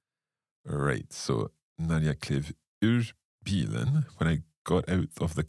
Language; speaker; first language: Swedish; non-native, learner; English